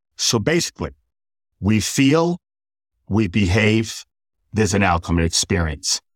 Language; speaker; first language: English; native; English